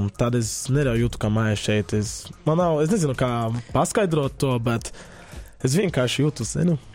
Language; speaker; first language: Latvian; non-native, learner; Portuguese